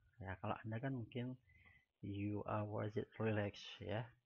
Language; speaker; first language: English; non-native, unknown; Indonesian